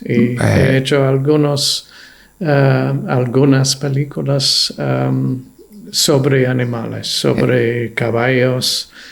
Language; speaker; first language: Spanish; non-native, fluent; English